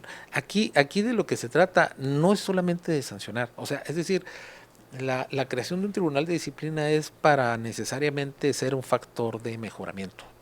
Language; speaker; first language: Spanish; native; Spanish